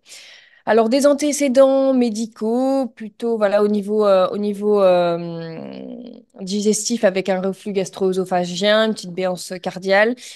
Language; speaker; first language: French; native; French